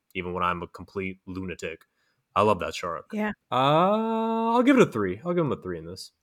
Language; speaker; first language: English; native; English